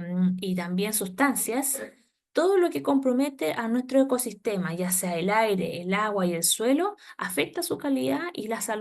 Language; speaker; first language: Spanish; native; Spanish